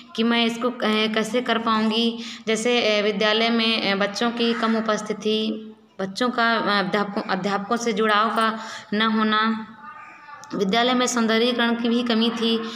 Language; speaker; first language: Hindi; native; Hindi